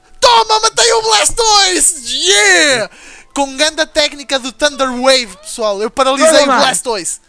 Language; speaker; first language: Portuguese; native; Portuguese